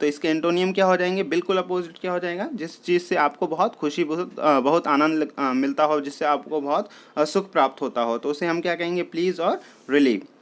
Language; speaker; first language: Hindi; native; Hindi